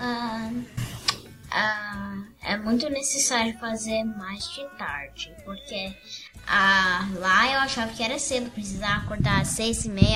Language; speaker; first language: Portuguese; early bilingual, heritage; Portuguese